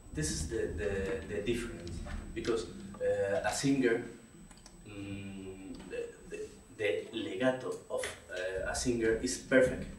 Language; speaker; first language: English; non-native, learner; Spanish